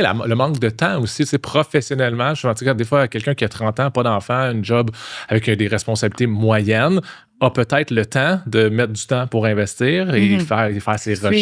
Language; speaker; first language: French; native; French